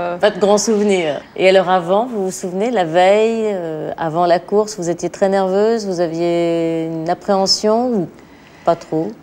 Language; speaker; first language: French; native; French